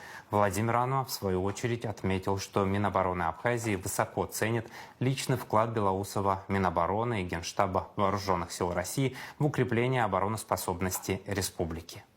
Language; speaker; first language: Russian; native; Russian